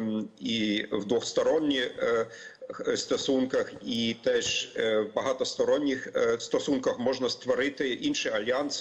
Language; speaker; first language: Ukrainian; non-native, fluent; German